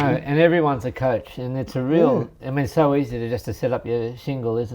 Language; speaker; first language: English; native; English